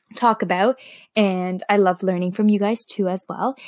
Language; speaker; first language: English; non-native, fluent; Slovak